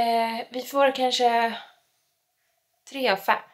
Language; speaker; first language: Swedish; native; Swedish